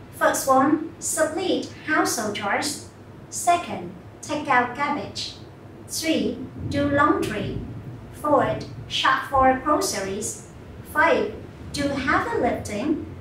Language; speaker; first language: English; non-native, fluent; Vietnamese